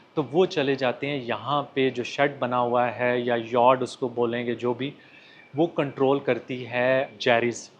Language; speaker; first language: Urdu; non-native, local second language; Punjabi